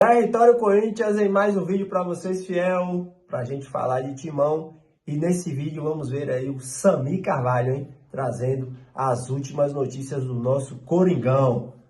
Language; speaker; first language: Portuguese; native; Portuguese